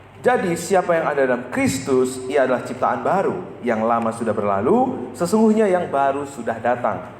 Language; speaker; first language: Indonesian; native; Indonesian